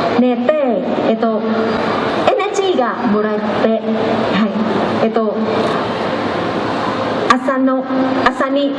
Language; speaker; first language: Japanese; non-native, learner; Thai